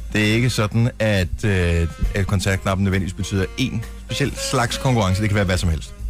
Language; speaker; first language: Danish; native; Danish